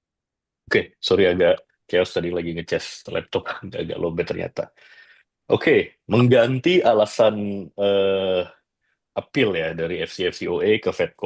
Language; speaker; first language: Indonesian; native; Indonesian